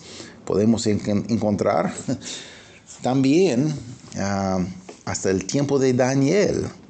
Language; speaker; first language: Spanish; non-native, fluent; English